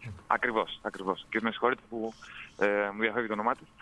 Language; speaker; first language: Greek; native; Greek